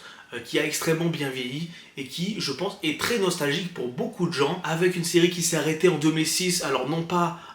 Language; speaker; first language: French; native; French